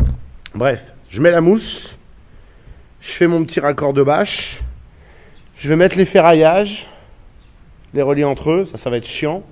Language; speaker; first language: French; native; French